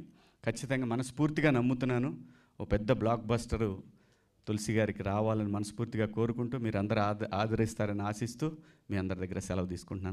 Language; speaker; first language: Telugu; native; Telugu